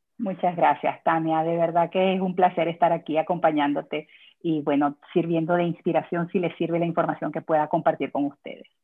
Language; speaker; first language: Spanish; native; Spanish